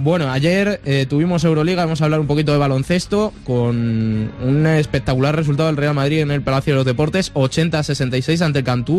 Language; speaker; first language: Spanish; native; Spanish